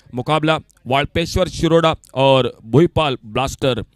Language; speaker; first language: Hindi; non-native, local second language; Marathi